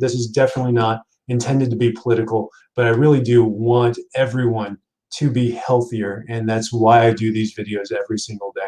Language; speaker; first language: English; native; English